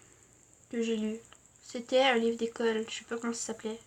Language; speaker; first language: French; native; French